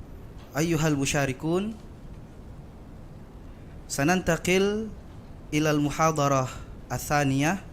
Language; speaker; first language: Arabic; non-native, local second language; Indonesian